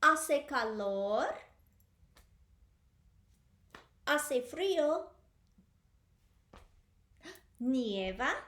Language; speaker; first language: Spanish; non-native, fluent; English